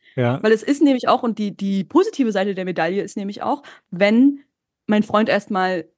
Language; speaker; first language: German; native; German